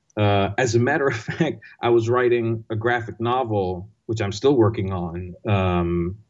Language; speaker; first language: English; non-native, fluent; Greek